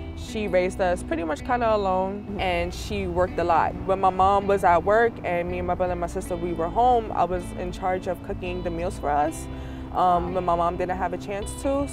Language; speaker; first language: English; native; English